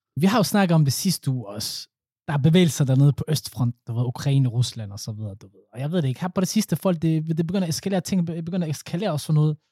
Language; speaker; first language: Danish; early bilingual, other home language; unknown